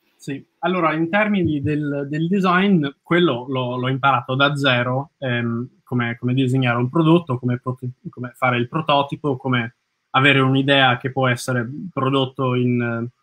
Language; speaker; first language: Italian; early bilingual, heritage; Italian